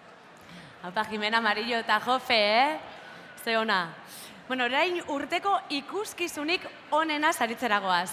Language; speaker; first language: Basque; native; Basque